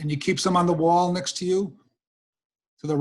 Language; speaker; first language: English; native; English